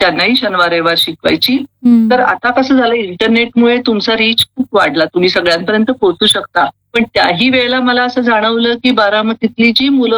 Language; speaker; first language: Marathi; non-native, local second language; Kannada